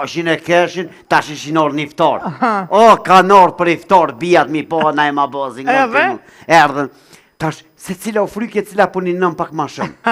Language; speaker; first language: Albanian; native; Albanian